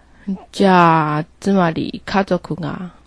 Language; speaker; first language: Japanese; non-native, learner; Chinese